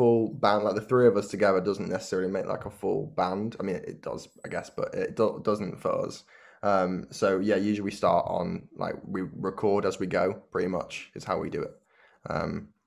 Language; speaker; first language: English; native; English